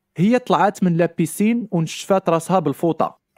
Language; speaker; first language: Arabic; non-native, learner; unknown